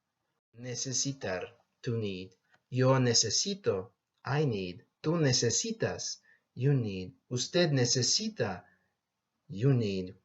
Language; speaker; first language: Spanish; non-native, fluent; English